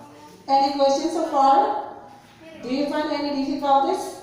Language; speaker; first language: English; non-native, fluent; Indonesian